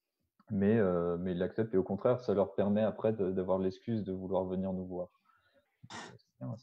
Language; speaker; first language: French; native; French